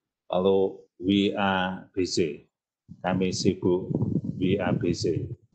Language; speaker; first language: English; non-native, fluent; Indonesian